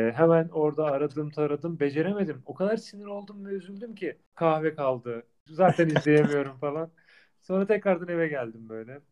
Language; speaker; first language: Turkish; native; Turkish